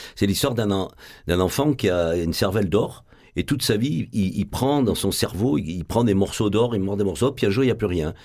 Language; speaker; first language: French; native; French